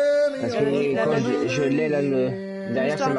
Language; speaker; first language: French; native; French